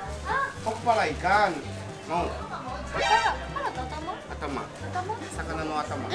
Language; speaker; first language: Indonesian; non-native, fluent; Japanese